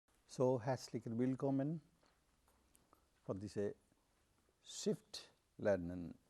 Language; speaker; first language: German; non-native, learner; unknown